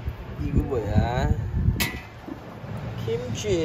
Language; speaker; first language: Korean; non-native, learner; Filipino